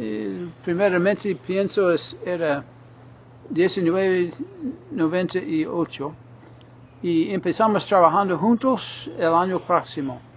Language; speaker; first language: Spanish; non-native, fluent; English